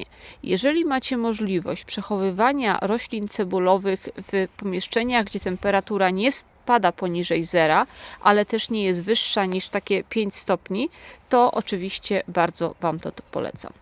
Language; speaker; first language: Polish; native; Polish